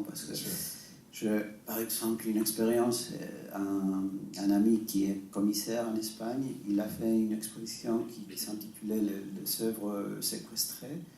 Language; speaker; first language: French; non-native, fluent; Spanish